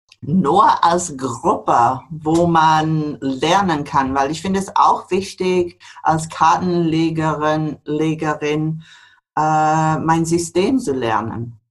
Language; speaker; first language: German; non-native, fluent; English